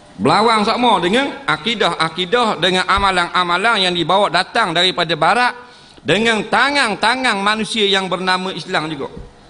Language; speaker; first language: Malay; native; Malay